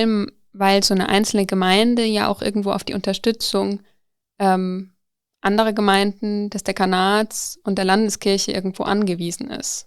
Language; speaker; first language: German; native; German